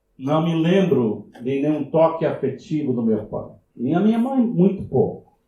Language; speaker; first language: Portuguese; non-native, fluent; English